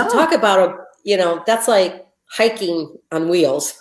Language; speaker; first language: English; native; English